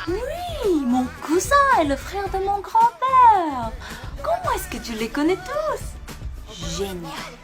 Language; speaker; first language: French; non-native, fluent; Korean